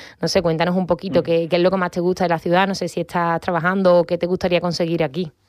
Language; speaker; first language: Spanish; native; Spanish